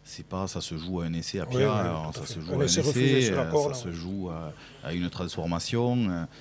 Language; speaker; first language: French; native; French